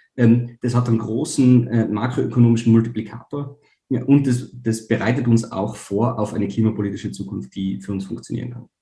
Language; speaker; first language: German; native; German